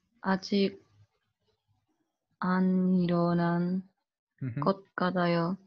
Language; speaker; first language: Korean; non-native, learner; Spanish